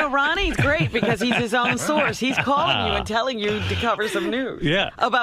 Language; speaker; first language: English; native; English